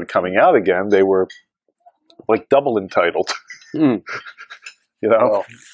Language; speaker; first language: English; native; English